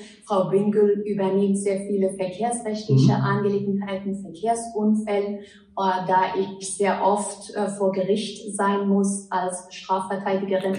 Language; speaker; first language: German; non-native, fluent; Persian